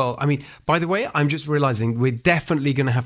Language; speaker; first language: English; native; English